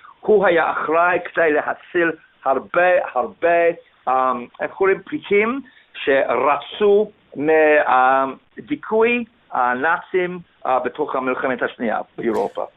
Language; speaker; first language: Hebrew; non-native, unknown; English